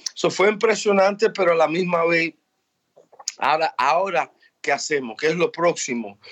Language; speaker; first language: Spanish; early bilingual, heritage; Spanish